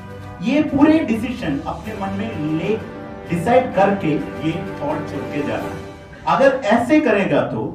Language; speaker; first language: Hindi; non-native, fluent; Bangla